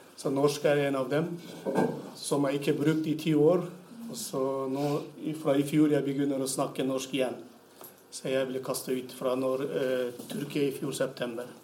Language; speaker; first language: Norwegian; non-native, fluent; Turkmen